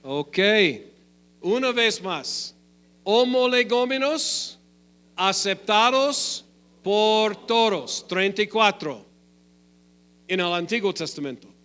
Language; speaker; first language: Spanish; non-native, fluent; English